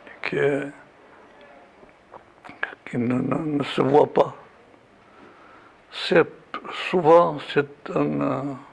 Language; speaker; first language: French; non-native, fluent; Albanian